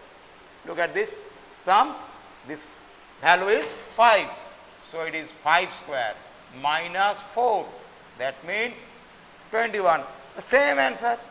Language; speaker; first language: English; non-native, local second language; Bangla